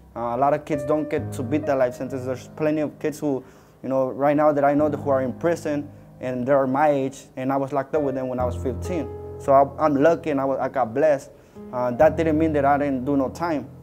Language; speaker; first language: English; native; English